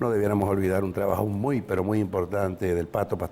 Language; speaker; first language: Spanish; native; Spanish